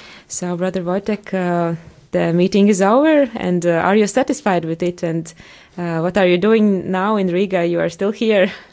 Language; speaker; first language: English; non-native, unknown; Latvian